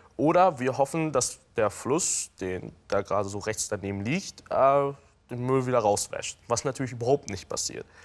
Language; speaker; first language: German; early bilingual, other home language; Filipino